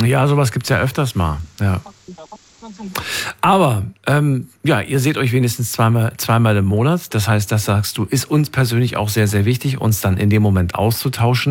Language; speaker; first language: German; native; German